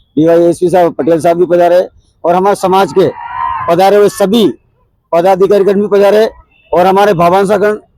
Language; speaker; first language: Hindi; native; Hindi